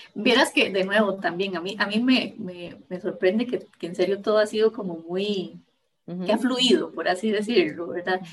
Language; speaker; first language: Spanish; native; Spanish